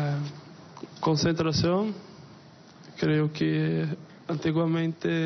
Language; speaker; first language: Spanish; non-native, fluent; Portuguese